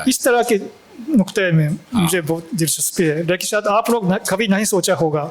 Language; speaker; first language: Hindi; non-native, fluent; Japanese